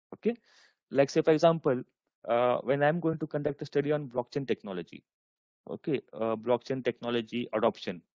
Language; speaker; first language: English; non-native, local second language; Marathi